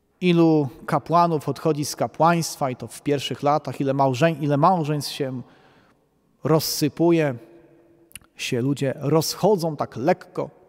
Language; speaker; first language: Polish; native; Polish